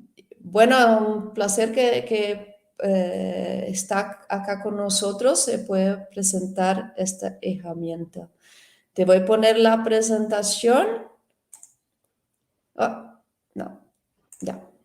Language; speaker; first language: Spanish; non-native, fluent; Portuguese